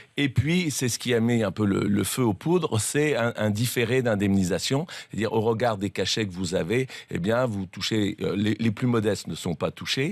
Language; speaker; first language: French; native; French